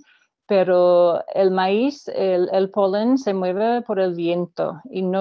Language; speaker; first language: Spanish; non-native, fluent; English